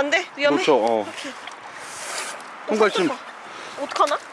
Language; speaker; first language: Korean; native; Korean